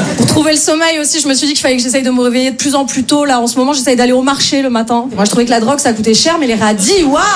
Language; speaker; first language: French; native; French